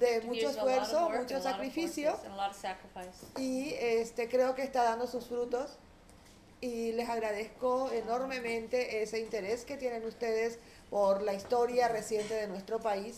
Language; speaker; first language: Spanish; native; Spanish